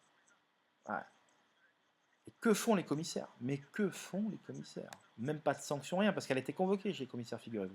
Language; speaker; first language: French; native; French